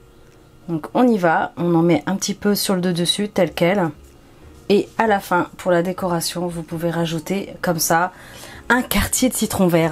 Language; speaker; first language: French; native; French